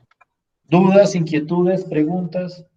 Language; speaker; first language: Spanish; native; Spanish